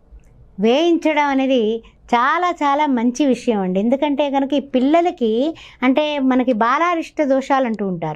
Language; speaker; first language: Telugu; native; Telugu